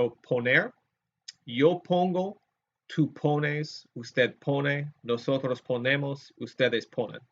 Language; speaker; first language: Spanish; non-native, fluent; English